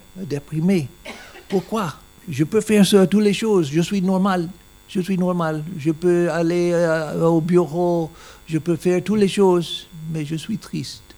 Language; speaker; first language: French; non-native, learner; English